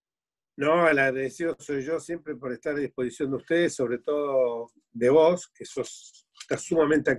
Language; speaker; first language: Spanish; native; Spanish